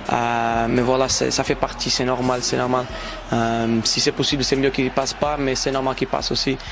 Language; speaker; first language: French; non-native, fluent; Portuguese